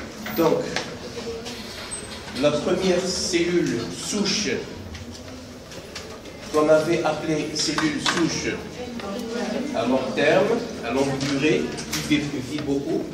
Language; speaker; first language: French; non-native, local second language; Arabic